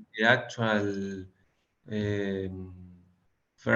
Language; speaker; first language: English; non-native, learner; Spanish